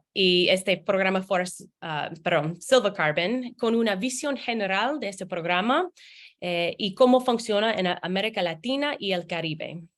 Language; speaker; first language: Spanish; non-native, fluent; English